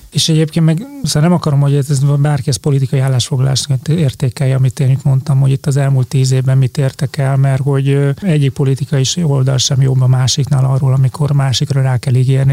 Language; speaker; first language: Hungarian; native; Hungarian